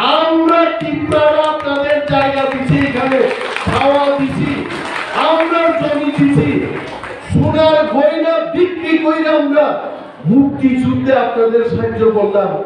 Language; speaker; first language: Bangla; non-native, local second language; Kok Borok